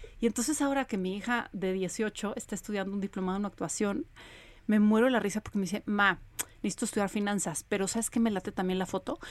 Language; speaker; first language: Spanish; early bilingual, other home language; Polish